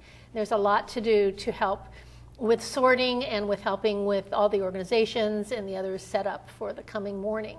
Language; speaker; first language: English; native; English